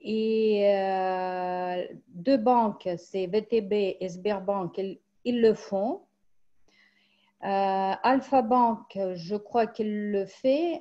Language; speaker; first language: French; non-native, fluent; Russian